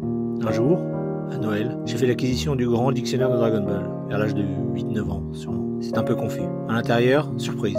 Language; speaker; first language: French; native; French